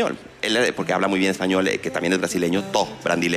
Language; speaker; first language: Spanish; native; Spanish